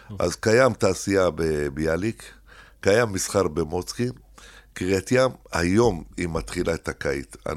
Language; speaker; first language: Hebrew; early bilingual, other home language; Arabic